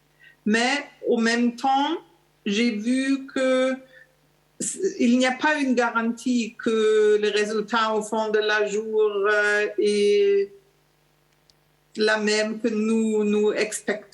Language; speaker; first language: French; non-native, learner; German